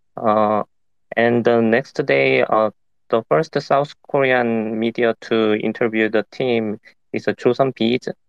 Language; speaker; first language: English; non-native, fluent; Korean